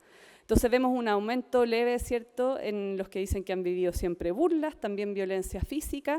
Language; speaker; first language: Spanish; native; Spanish